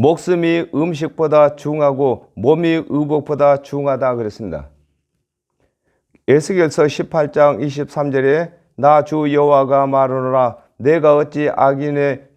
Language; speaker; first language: Korean; native; Korean